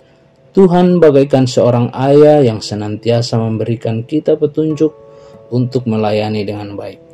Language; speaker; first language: Indonesian; native; Indonesian